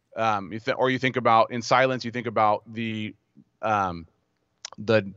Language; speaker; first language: English; native; English